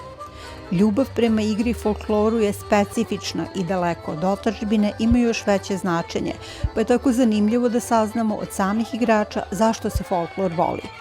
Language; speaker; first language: Serbian; native; Serbian